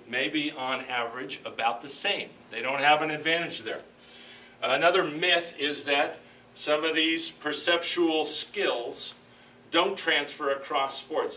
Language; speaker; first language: English; native; English